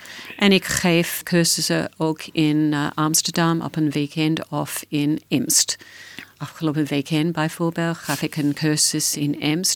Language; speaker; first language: Dutch; non-native, fluent; English